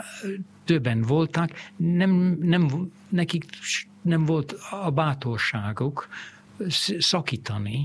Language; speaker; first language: Hungarian; non-native, fluent; English